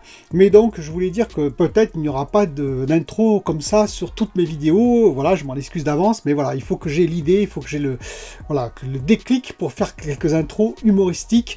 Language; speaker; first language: French; native; French